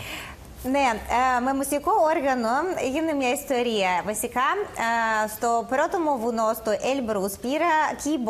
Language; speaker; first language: Greek; non-native, learner; Russian